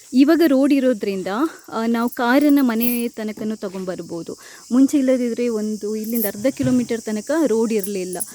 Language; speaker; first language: Kannada; native; Kannada